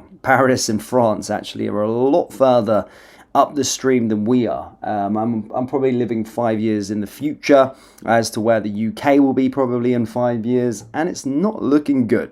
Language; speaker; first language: English; native; English